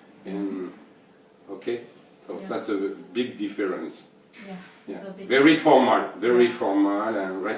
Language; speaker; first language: English; non-native, learner; French